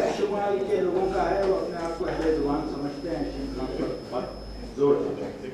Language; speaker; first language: Urdu; native; Urdu